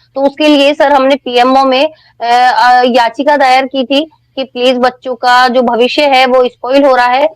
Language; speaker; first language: Hindi; native; Hindi